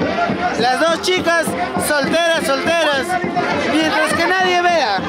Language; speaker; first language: Spanish; native; Spanish